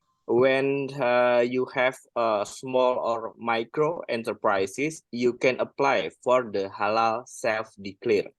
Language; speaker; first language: English; non-native, fluent; Indonesian